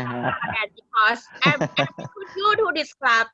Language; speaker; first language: English; non-native, learner; Thai